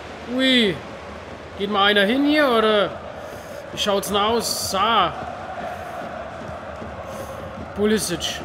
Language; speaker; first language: German; native; German